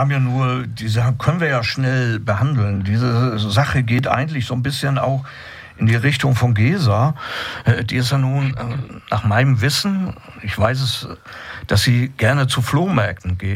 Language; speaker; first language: German; native; German